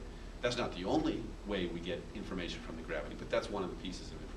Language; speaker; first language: English; native; English